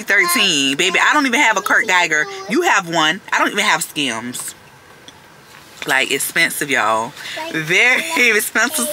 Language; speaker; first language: English; native; English